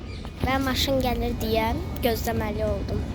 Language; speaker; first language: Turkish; non-native, learner; Azerbaijani